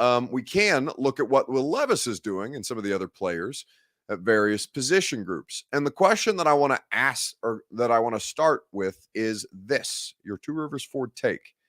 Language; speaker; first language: English; native; English